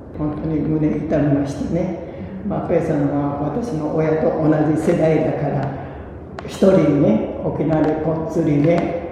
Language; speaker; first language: Japanese; early bilingual, other home language; Korean